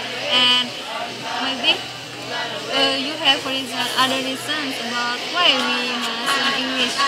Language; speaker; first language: English; non-native, learner; Indonesian